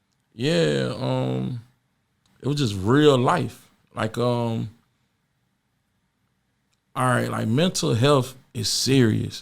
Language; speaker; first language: English; native; English